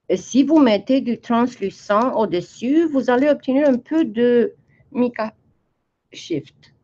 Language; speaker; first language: French; early bilingual, heritage; French